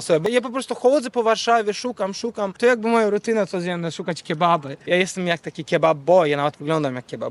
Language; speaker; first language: Polish; non-native, fluent; Azerbaijani